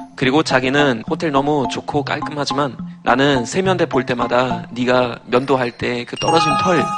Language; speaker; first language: Korean; non-native, fluent; German